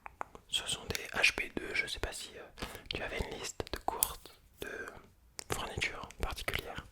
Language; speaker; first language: French; native; French